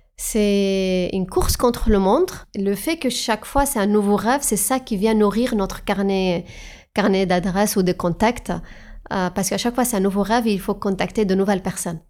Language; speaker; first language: French; non-native, fluent; Arabic